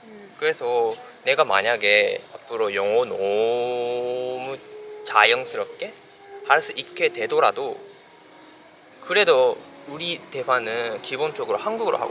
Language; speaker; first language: Korean; non-native, fluent; Japanese